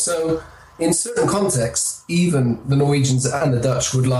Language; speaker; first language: English; native; English